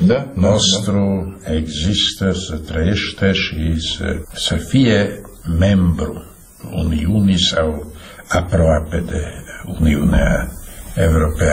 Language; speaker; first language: Romanian; non-native, fluent; Slovak